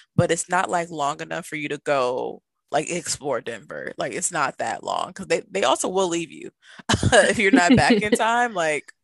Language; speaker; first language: English; native; English